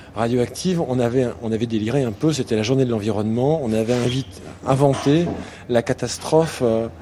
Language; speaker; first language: French; native; French